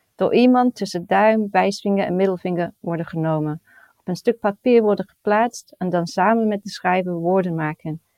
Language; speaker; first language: Dutch; non-native, fluent; English